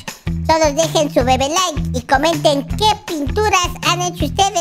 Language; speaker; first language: Spanish; native; Spanish